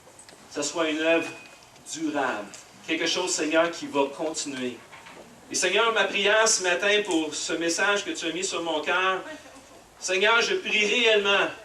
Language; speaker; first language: French; native; French